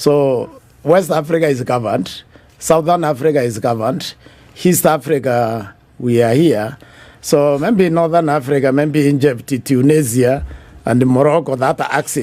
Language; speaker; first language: English; non-native, local second language; Meru